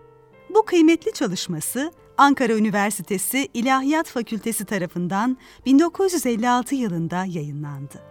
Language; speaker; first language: Turkish; native; Turkish